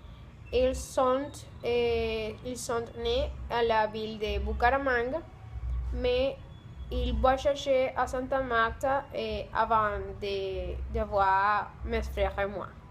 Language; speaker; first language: French; non-native, learner; Spanish